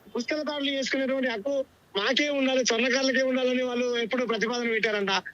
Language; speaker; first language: Telugu; native; Telugu